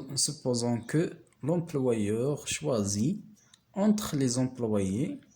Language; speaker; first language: French; non-native, local second language; Arabic